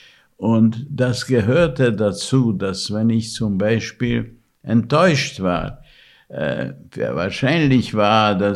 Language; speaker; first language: German; non-native, fluent; Hungarian